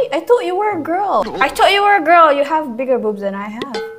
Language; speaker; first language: English; non-native, local second language; Filipino